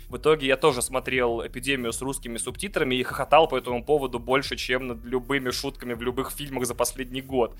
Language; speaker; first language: Russian; native; Russian